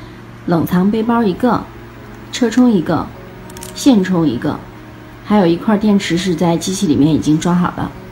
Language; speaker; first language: Chinese; native; Chinese